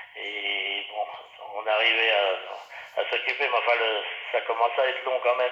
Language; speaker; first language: French; native; French